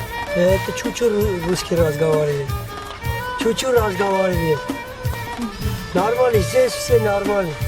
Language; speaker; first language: Russian; non-native, learner; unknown